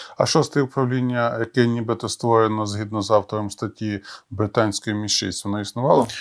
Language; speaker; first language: Ukrainian; native; Ukrainian